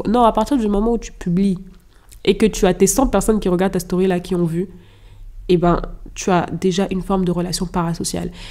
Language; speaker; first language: French; non-native, local second language; Lingala